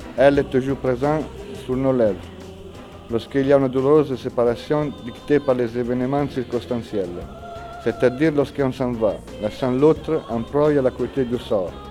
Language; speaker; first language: French; non-native, fluent; Italian